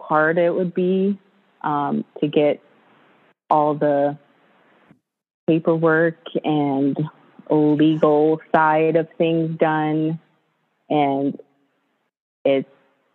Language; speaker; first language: English; native; English